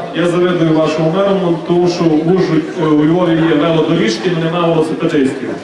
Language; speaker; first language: Ukrainian; native; Ukrainian